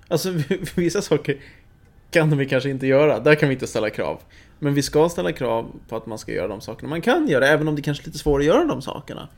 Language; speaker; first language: Swedish; native; Swedish